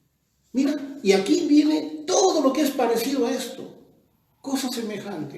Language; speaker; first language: Spanish; native; Spanish